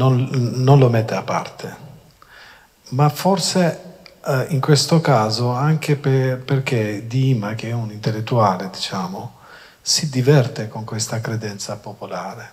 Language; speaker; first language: Italian; non-native, fluent; Albanian